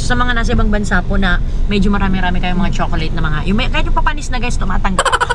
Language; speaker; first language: Filipino; native; Filipino